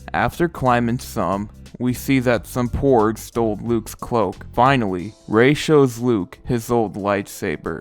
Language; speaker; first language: English; native; English